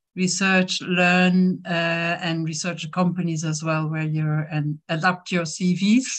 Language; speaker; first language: English; non-native, fluent; French